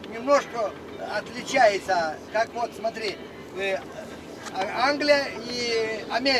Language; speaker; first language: Russian; non-native, local second language; Gagauz